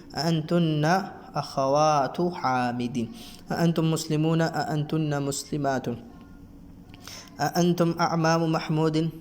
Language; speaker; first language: Arabic; non-native, fluent; Urdu